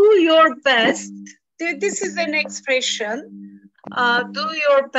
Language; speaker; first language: English; non-native, fluent; Turkish